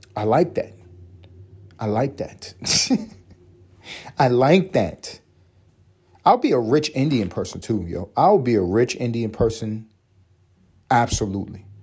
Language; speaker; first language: English; native; English